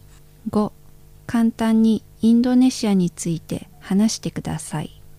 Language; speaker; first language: Japanese; non-native, learner; Indonesian